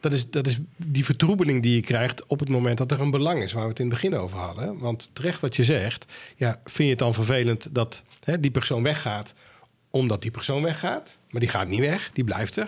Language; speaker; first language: Dutch; native; Dutch